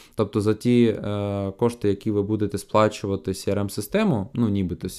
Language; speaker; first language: Ukrainian; non-native, local second language; Russian